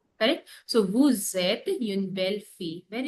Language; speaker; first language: French; non-native, learner; Hindi